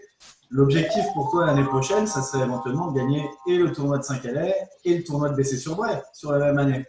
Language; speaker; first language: French; native; French